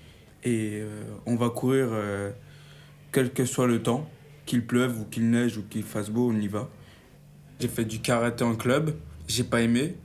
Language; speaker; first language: French; native; French